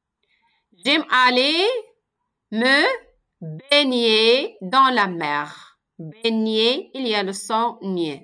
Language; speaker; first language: French; non-native, local second language; Arabic